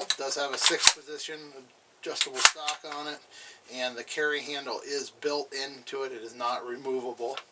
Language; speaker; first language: English; native; English